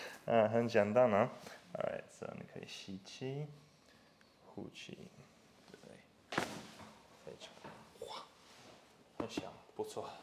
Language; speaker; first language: Chinese; non-native, learner; English